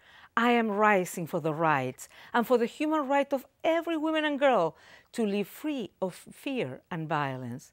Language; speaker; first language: English; non-native, fluent; Spanish